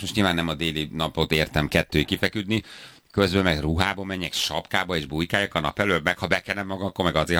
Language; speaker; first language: Hungarian; native; Hungarian